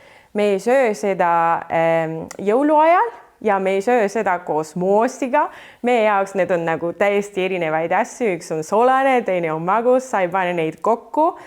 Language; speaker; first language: Estonian; non-native, fluent; Spanish